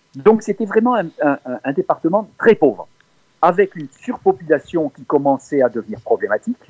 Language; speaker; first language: French; native; French